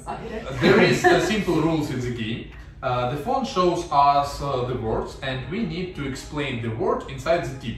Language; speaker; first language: English; non-native, learner; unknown